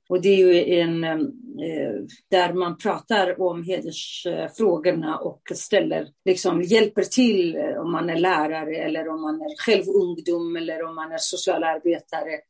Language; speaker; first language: Swedish; non-native, fluent; Central Kurdish